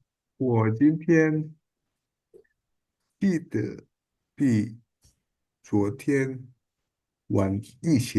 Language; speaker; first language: Chinese; non-native, learner; Indonesian